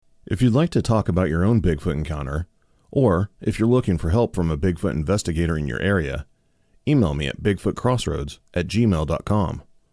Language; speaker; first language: English; native; English